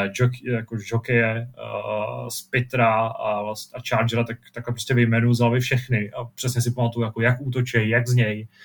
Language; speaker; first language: Czech; native; Czech